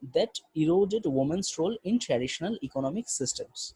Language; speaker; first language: English; non-native, local second language; Bangla